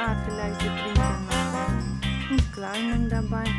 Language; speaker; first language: German; non-native, learner; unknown